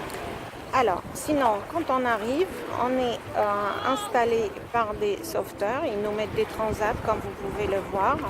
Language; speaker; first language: French; native; French